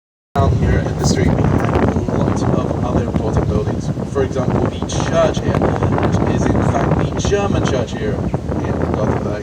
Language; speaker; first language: English; non-native, fluent; Swedish